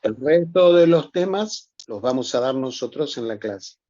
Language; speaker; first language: Spanish; native; Spanish